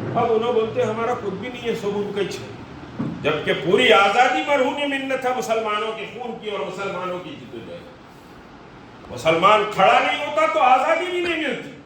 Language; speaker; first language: Urdu; native; Urdu